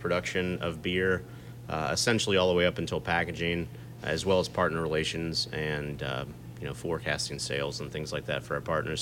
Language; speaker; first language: English; native; English